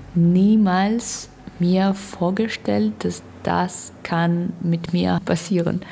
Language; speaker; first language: German; non-native, learner; Russian